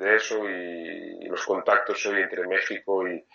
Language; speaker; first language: Spanish; non-native, fluent; French